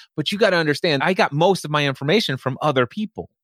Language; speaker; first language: English; native; English